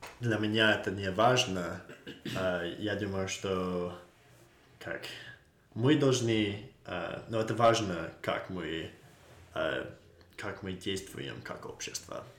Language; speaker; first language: Russian; non-native, learner; English